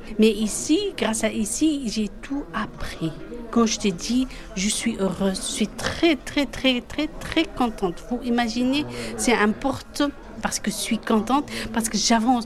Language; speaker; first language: French; non-native, fluent; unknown